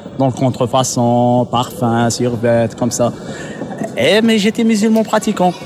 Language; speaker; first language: French; non-native, local second language; Arabic